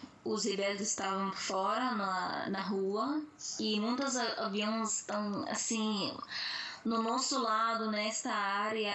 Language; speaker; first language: Portuguese; non-native, fluent; Arabic